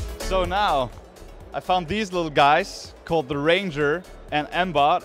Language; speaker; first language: English; non-native, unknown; German